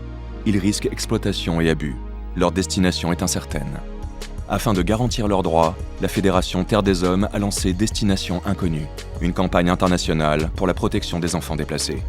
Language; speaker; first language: French; native; French